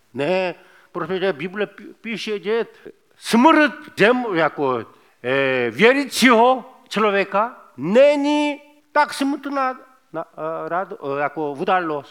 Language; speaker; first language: Czech; non-native, fluent; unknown